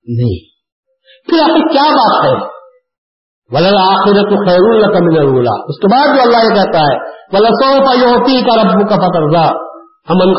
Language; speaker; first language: Urdu; native; Urdu